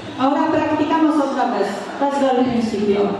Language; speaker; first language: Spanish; non-native, learner; Polish